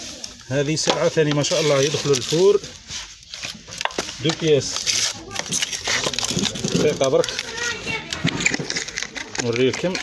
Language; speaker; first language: Arabic; native; Arabic